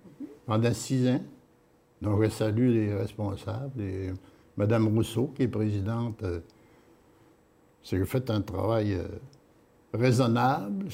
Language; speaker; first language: French; native; French